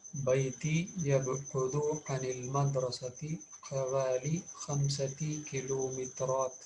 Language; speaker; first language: Arabic; non-native, fluent; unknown